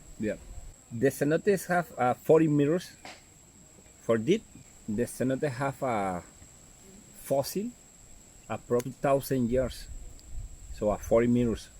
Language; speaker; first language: English; non-native, learner; Spanish